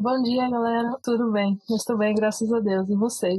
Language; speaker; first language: Portuguese; early bilingual, heritage; Portuguese